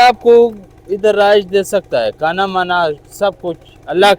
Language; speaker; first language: Hindi; non-native, local second language; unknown